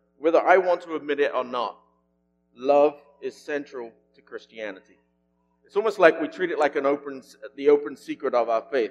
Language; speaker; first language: English; native; English